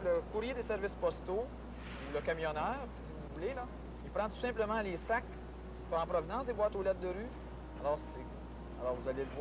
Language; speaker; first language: French; native; French